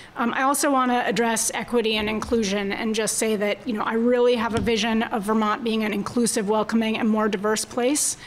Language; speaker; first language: English; native; English